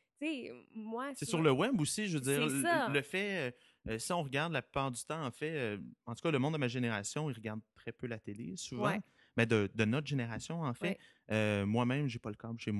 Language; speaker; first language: French; native; French